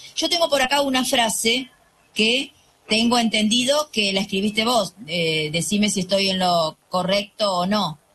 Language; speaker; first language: Spanish; native; Spanish